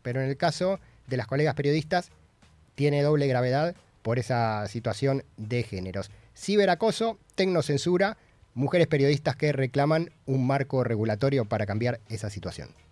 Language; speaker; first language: Spanish; native; Spanish